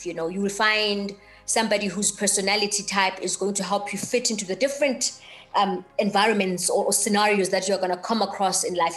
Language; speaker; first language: English; non-native, local second language; Xhosa